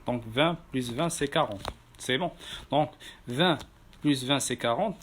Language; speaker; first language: French; non-native, local second language; Arabic